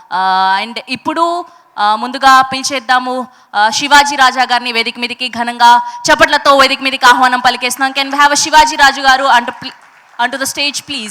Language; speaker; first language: Telugu; native; Telugu